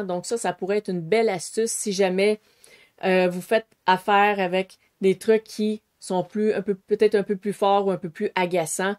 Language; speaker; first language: French; native; French